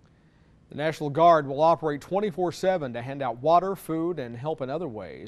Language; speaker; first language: English; native; English